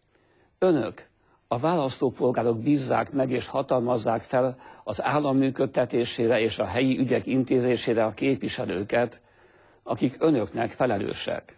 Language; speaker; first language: Hungarian; native; Hungarian